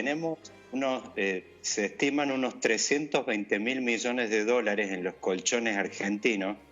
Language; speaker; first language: Spanish; native; Spanish